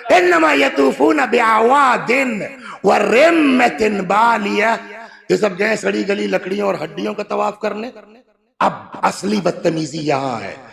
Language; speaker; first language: Urdu; native; Urdu